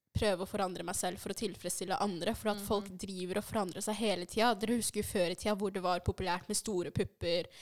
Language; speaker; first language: Norwegian; early bilingual, other home language; Swahili